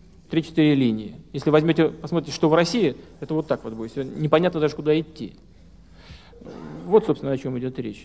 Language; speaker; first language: Russian; native; Russian